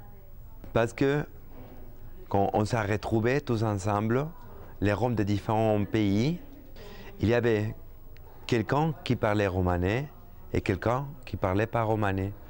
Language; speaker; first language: French; non-native, fluent; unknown